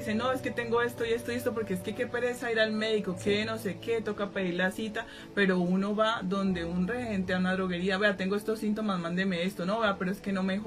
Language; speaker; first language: Spanish; native; Spanish